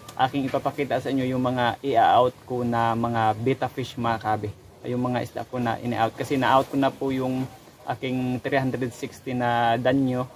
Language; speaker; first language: Filipino; non-native, local second language; Cebuano